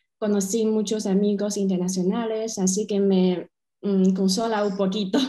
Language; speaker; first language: Spanish; non-native, fluent; Chinese